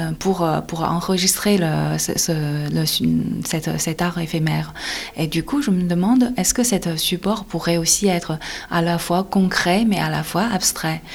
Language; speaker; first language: French; non-native, fluent; Chinese